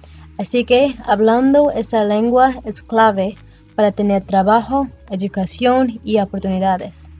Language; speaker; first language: Spanish; non-native, learner; English